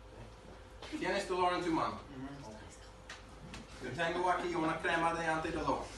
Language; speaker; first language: Spanish; non-native, learner; English